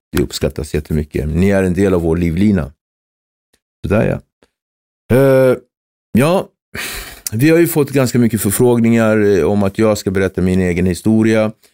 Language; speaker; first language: Swedish; early bilingual, other home language; Kabuverdianu